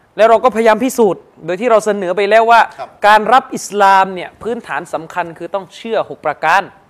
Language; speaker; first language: Thai; non-native, local second language; Malay